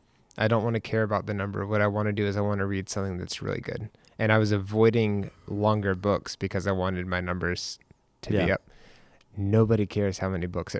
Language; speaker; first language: English; native; English